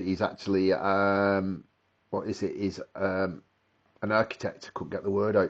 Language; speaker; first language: English; native; English